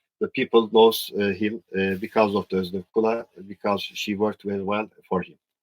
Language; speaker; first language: English; non-native, learner; Turkish